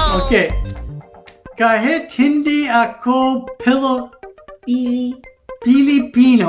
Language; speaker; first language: Filipino; non-native, learner; English